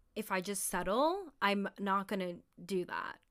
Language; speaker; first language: English; early bilingual, other home language; Somali